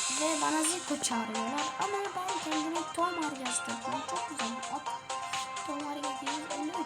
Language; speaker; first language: Turkish; non-native, learner; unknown